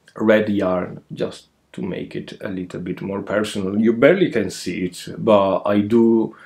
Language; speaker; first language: English; non-native, fluent; Italian